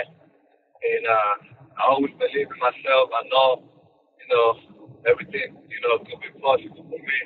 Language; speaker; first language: English; non-native, fluent; Spanish